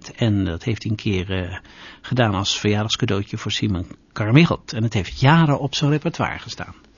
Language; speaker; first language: Dutch; native; Dutch